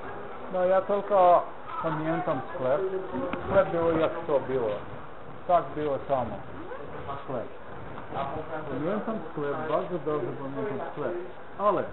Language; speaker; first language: Polish; non-native, learner; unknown